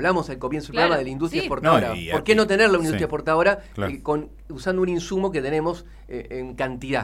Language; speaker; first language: Spanish; native; Spanish